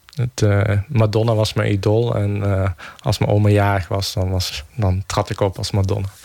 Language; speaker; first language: Dutch; native; Dutch